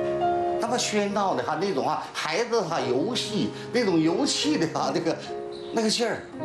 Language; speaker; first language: Chinese; native; Chinese